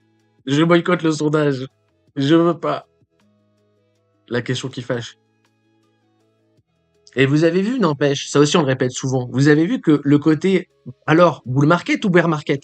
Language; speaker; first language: French; native; French